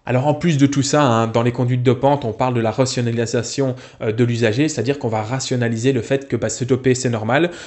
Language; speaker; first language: French; native; French